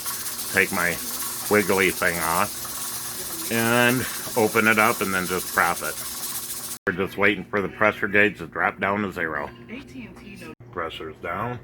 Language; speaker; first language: English; native; English